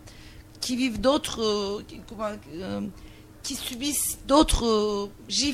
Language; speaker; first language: French; non-native, fluent; Turkish